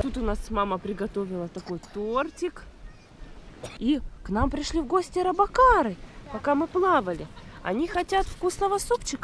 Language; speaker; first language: Russian; native; Russian